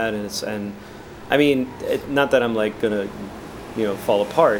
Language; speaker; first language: English; early bilingual, other home language; Spanish